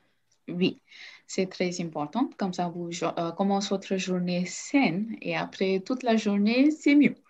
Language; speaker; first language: French; non-native, learner; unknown